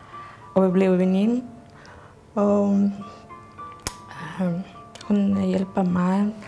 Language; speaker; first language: Danish; non-native, learner; Russian